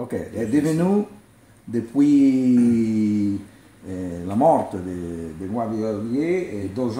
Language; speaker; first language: French; non-native, learner; Italian